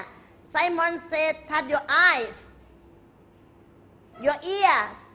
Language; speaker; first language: English; non-native, fluent; Thai